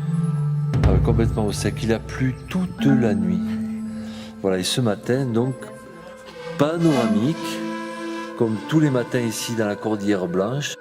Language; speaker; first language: French; native; French